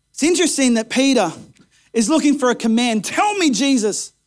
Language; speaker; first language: English; native; English